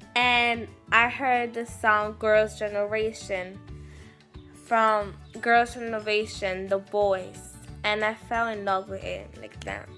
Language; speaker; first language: English; native; English